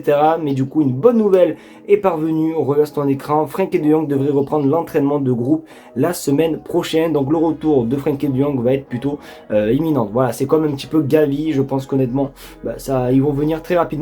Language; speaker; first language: French; native; French